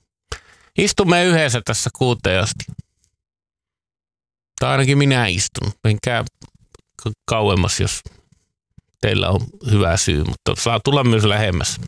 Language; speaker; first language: Finnish; native; Finnish